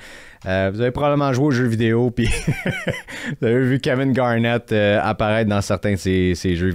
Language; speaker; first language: French; native; French